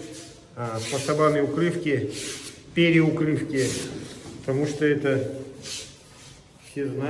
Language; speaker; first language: Russian; native; Russian